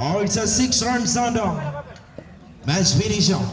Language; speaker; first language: English; non-native, local second language; Malayalam